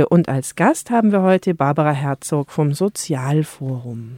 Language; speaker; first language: German; native; German